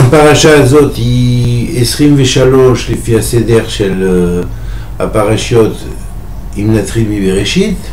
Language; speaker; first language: Hebrew; non-native, fluent; French